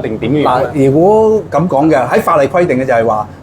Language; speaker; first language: Cantonese; native; Cantonese